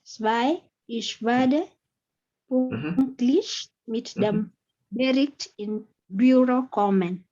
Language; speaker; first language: German; non-native, learner; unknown